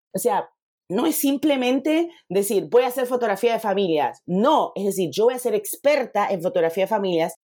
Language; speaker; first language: Spanish; native; Spanish